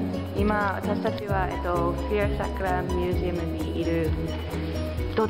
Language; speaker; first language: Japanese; non-native, learner; English